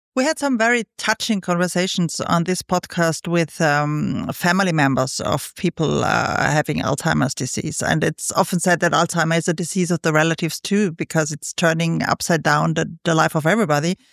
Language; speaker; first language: English; non-native, fluent; German